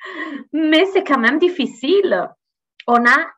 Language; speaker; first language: French; non-native, fluent; Italian